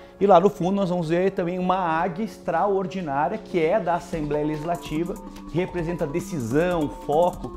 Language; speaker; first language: Portuguese; native; Portuguese